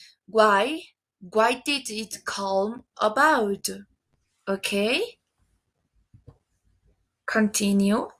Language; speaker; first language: English; non-native, learner; Spanish